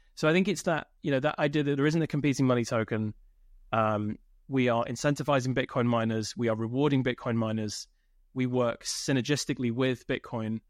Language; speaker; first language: English; native; English